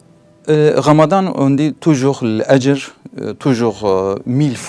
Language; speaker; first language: French; non-native, learner; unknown